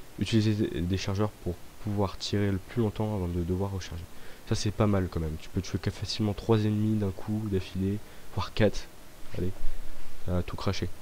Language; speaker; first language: French; native; French